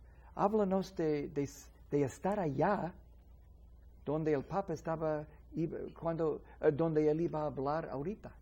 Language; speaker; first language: Spanish; non-native, fluent; English